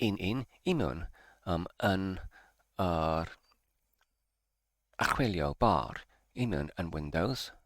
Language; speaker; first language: Welsh; non-native, learner; English